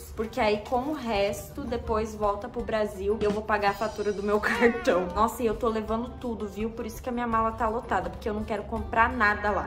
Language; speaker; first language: Portuguese; native; Portuguese